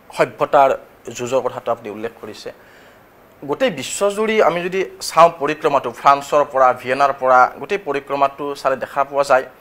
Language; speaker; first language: Assamese; native; Assamese